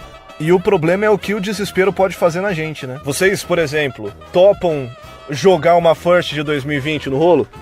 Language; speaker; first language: Portuguese; native; Portuguese